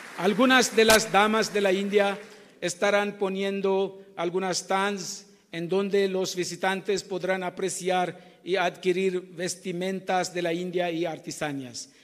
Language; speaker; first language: Spanish; non-native, learner; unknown